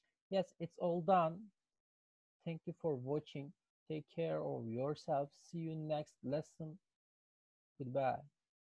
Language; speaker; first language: English; non-native, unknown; Turkish